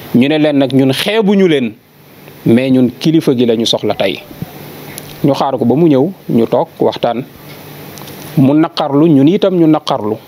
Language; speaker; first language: Wolof; native; Wolof